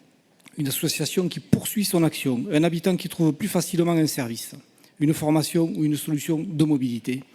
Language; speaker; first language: French; native; French